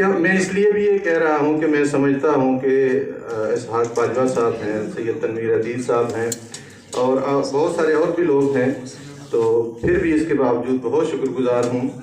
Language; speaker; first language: Urdu; non-native, local second language; Punjabi